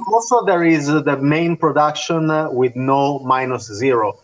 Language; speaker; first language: English; non-native, fluent; Italian